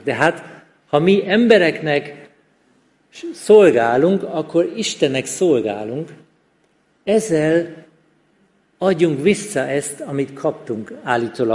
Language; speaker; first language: Hungarian; non-native, fluent; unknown